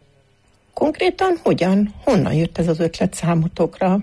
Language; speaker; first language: Hungarian; native; Hungarian